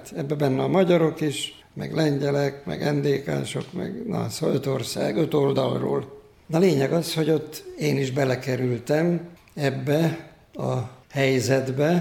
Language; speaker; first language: Hungarian; native; Hungarian